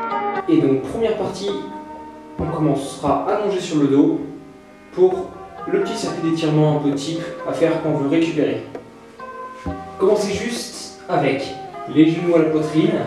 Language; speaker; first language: French; native; French